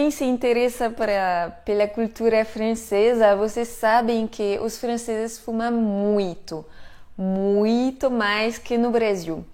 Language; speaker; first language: Portuguese; non-native, fluent; French